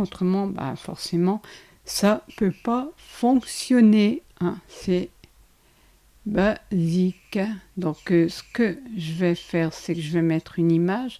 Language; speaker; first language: French; native; French